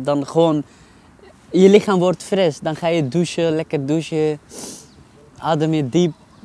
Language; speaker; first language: Dutch; non-native, learner; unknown